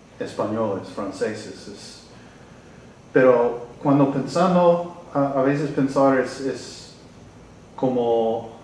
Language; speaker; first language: Spanish; non-native, learner; English